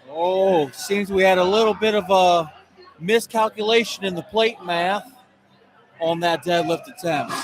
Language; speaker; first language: English; native; English